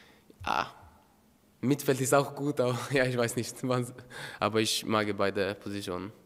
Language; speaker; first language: German; non-native, learner; Norwegian